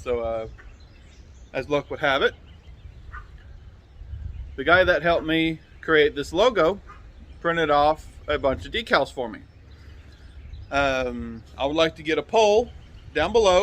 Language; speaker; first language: English; native; English